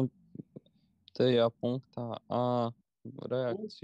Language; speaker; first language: Latvian; native; Latvian